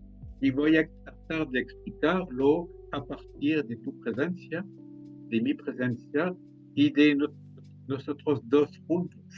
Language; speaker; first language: Spanish; non-native, fluent; French